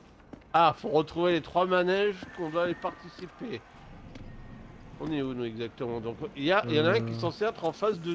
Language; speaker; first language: French; native; French